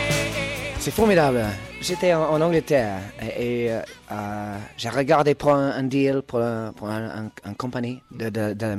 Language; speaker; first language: French; non-native, learner; English